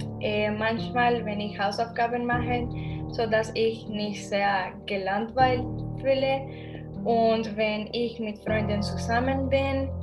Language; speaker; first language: German; non-native, learner; Spanish